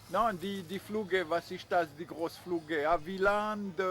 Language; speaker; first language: German; non-native, local second language; French